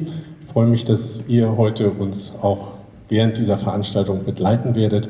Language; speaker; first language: German; native; German